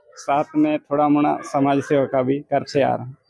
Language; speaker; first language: Hindi; native; Hindi